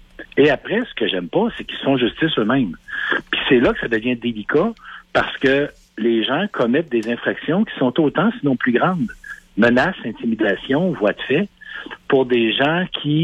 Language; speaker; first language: French; native; French